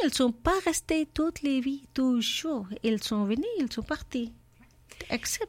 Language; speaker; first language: French; non-native, learner; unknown